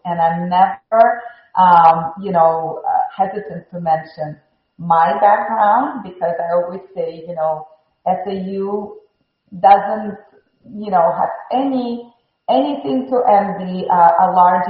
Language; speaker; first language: English; non-native, fluent; Russian